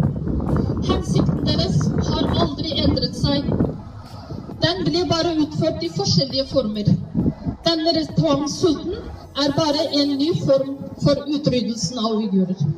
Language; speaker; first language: Norwegian; non-native, fluent; Uyghur